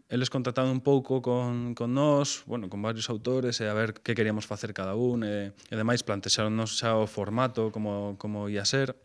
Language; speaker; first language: Galician; non-native, local second language; Spanish